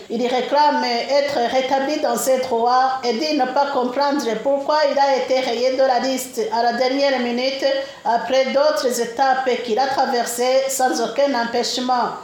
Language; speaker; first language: French; non-native, local second language; Rundi